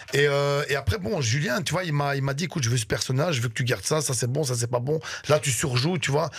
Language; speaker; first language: French; early bilingual, other home language; Arabic